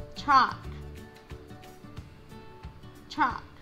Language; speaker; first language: English; non-native, fluent; Spanish